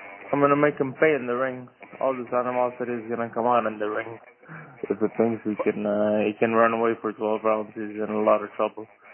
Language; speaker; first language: English; non-native, local second language; French